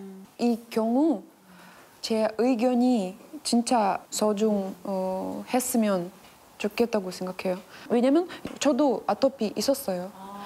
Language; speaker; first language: Korean; non-native, learner; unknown